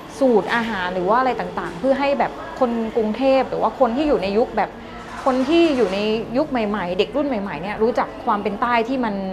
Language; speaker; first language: Thai; native; Thai